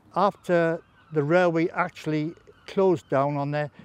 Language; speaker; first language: English; native; English